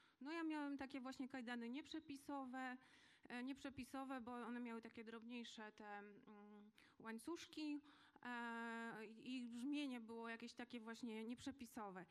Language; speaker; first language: Polish; native; Polish